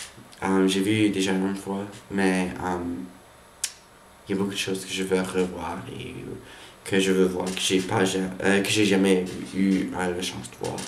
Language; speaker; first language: French; non-native, learner; English